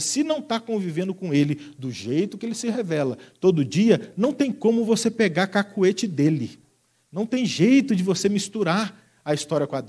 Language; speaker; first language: Portuguese; native; Portuguese